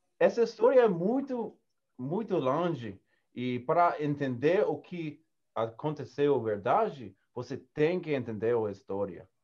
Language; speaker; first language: Portuguese; non-native, learner; English